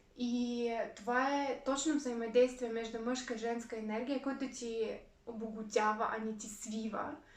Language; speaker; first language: Bulgarian; non-native, fluent; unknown